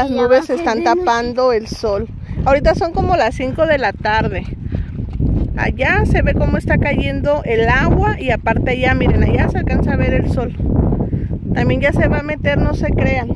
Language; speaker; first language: Spanish; native; Spanish